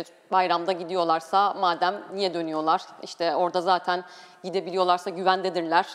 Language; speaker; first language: Turkish; native; Turkish